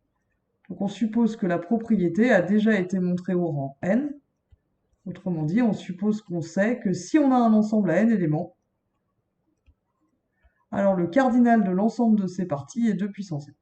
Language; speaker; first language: French; native; French